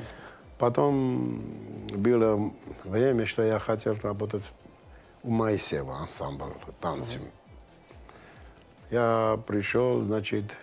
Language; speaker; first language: Russian; non-native, local second language; Armenian